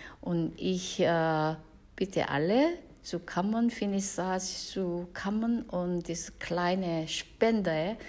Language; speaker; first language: German; non-native, fluent; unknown